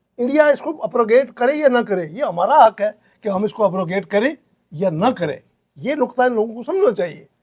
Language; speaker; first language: Urdu; non-native, local second language; Pahari-Potwari